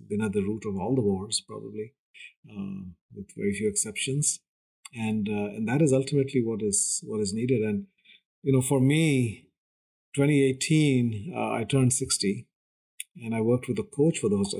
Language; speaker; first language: English; non-native, local second language; Hindi